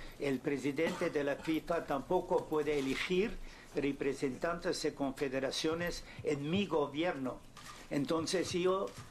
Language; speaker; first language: Spanish; non-native, fluent; German